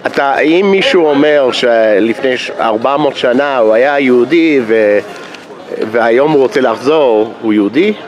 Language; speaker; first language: Hebrew; non-native, fluent; English